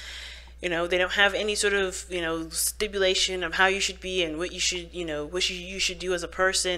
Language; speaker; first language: English; native; English